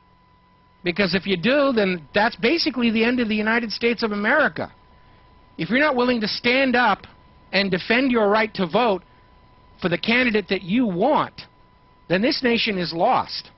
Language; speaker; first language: English; native; English